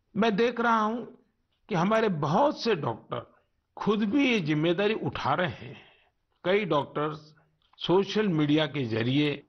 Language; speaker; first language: Hindi; non-native, local second language; Gujarati